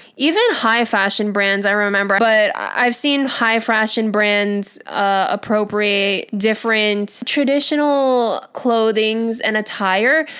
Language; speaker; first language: English; native; English